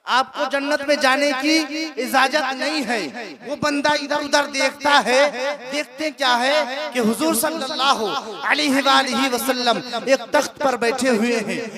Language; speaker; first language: Urdu; non-native, local second language; Bangla